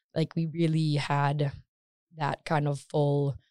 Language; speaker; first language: English; native; English